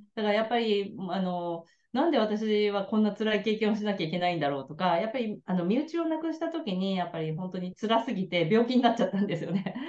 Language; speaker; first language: Japanese; native; Japanese